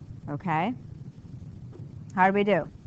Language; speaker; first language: English; native; English